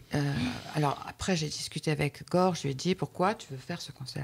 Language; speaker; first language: French; native; French